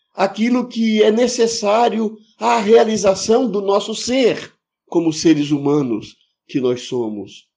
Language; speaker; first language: Portuguese; non-native, fluent; Ukrainian